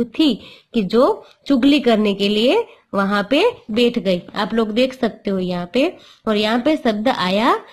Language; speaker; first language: Hindi; non-native, local second language; Gujarati